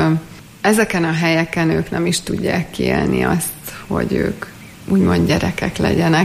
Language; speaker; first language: Hungarian; native; Hungarian